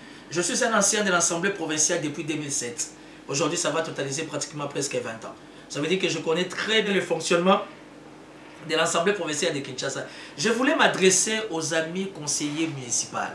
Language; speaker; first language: French; non-native, local second language; Lingala